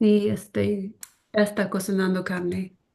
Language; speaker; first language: Spanish; non-native, learner; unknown